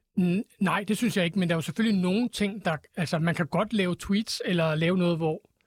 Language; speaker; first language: Danish; native; Danish